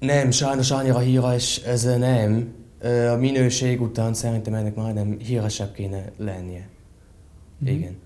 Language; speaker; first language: Hungarian; non-native, fluent; German